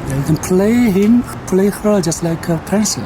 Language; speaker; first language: English; non-native, learner; Chinese